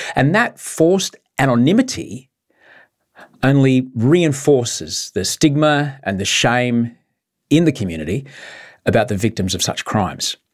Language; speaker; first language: English; native; English